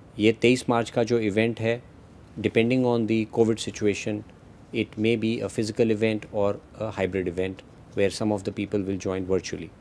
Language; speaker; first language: Hindi; native; Hindi